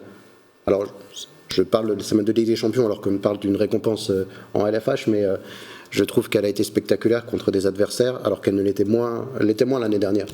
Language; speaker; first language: French; native; French